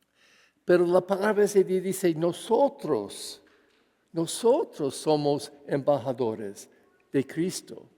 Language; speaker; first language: Spanish; non-native, fluent; English